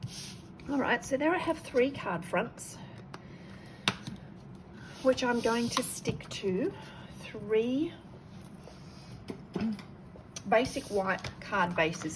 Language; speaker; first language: English; native; English